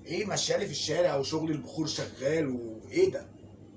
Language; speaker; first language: Arabic; native; Arabic